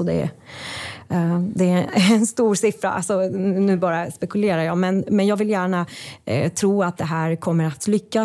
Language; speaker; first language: Swedish; non-native, fluent; Persian